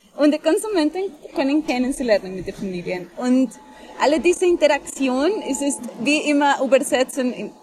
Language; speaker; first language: German; non-native, fluent; Spanish